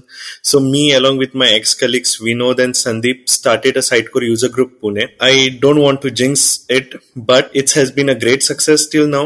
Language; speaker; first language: English; non-native, local second language; Konkani